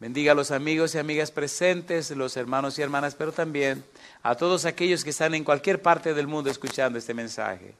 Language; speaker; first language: Spanish; native; Spanish